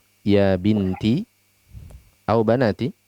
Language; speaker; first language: Arabic; non-native, fluent; Indonesian